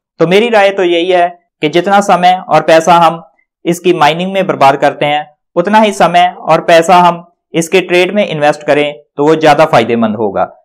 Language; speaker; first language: Hindi; non-native, local second language; Punjabi